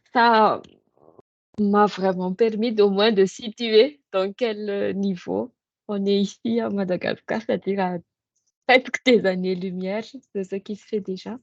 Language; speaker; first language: French; non-native, local second language; Malagasy